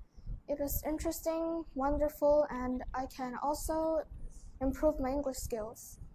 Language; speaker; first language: English; non-native, learner; Vietnamese